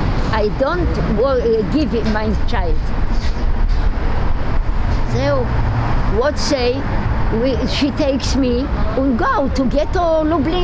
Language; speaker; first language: English; non-native, learner; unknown